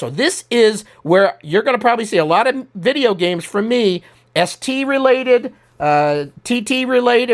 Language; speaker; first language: English; native; English